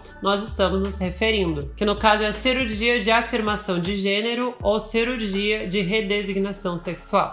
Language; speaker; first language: Portuguese; native; Portuguese